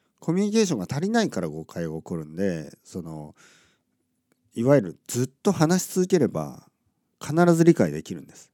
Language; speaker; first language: Japanese; native; Japanese